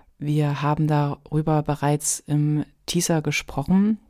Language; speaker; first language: German; native; German